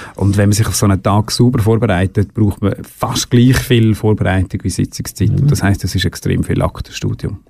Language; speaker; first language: German; native; German